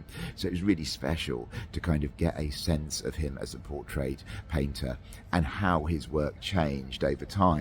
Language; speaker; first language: English; native; English